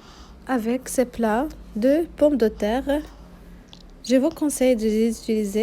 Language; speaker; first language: French; non-native, local second language; Arabic